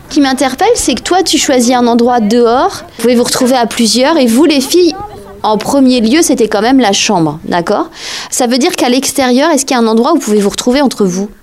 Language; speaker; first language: French; native; French